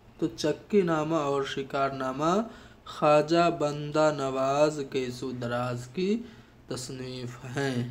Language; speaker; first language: Urdu; native; Urdu